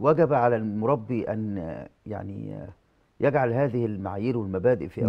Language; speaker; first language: Arabic; native; Arabic